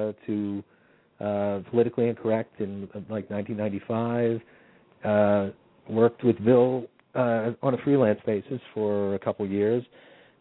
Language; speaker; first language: English; native; English